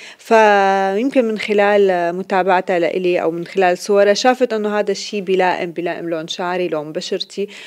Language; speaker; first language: Arabic; native; Arabic